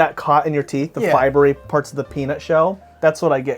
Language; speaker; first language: English; native; English